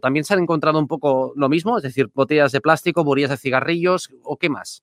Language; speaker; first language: Spanish; native; Spanish